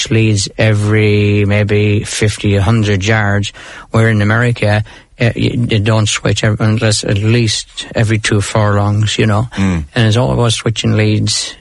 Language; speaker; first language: English; native; English